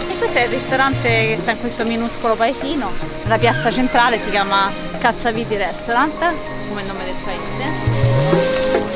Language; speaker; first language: Italian; native; Italian